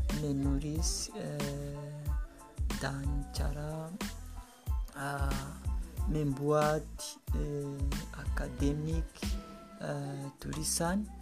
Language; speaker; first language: Indonesian; non-native, learner; Kinyarwanda